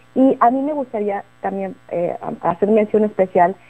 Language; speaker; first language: Spanish; native; Spanish